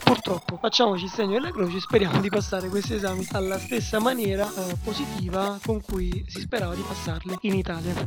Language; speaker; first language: Italian; native; Italian